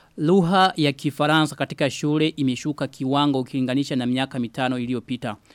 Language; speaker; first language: Swahili; non-native, local second language; Rundi